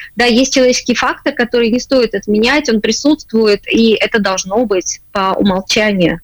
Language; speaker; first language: Russian; native; Russian